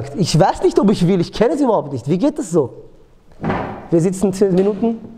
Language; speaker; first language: German; early bilingual, other home language; Georgian